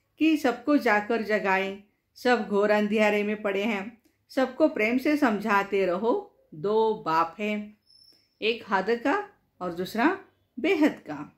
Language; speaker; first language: Hindi; non-native, local second language; Marathi